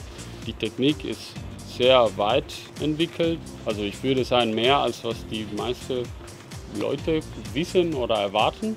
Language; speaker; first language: German; non-native, fluent; Spanish